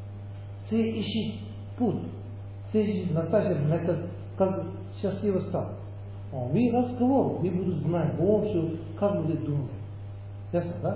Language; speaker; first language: Russian; non-native, learner; Tibetan